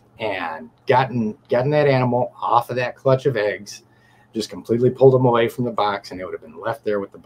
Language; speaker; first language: English; native; English